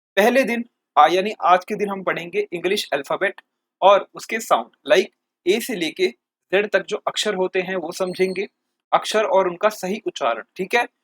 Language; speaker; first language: Hindi; native; Hindi